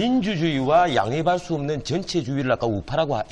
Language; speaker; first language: Korean; native; Korean